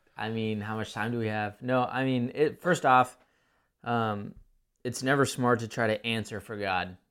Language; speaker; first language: English; native; English